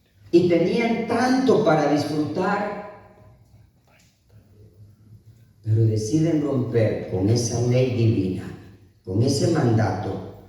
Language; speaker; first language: Spanish; native; Spanish